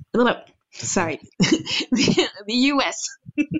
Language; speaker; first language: English; non-native, fluent; French